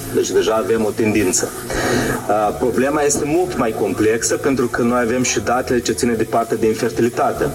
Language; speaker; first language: Romanian; native; Romanian